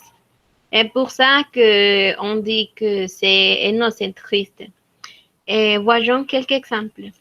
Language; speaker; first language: French; non-native, learner; Spanish